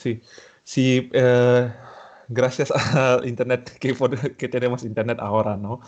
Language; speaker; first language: Spanish; non-native, fluent; Indonesian